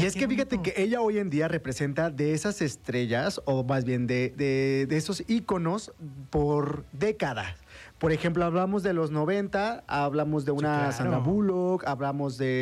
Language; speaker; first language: Spanish; native; Spanish